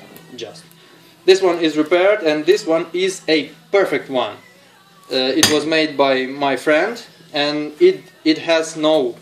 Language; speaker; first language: English; non-native, fluent; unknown